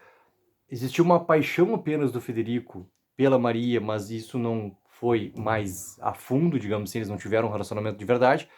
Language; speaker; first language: Portuguese; native; Portuguese